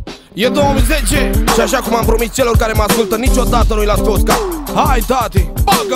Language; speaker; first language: Romanian; native; Romanian